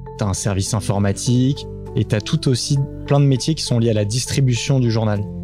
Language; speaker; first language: French; native; French